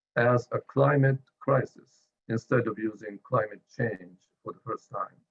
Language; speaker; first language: English; non-native, fluent; Japanese